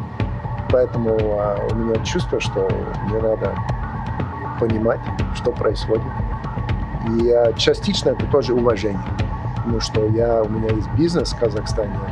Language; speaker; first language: Russian; non-native, fluent; English